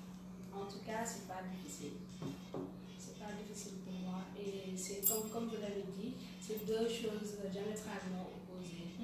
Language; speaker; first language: French; non-native, local second language; Wolof